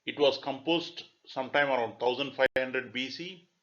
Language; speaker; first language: English; non-native, local second language; Tamil